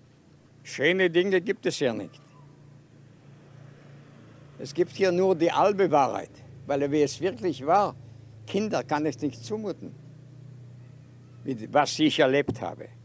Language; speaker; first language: German; non-native, fluent; Yiddish